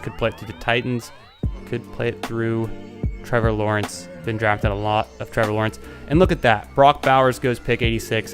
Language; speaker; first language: English; native; English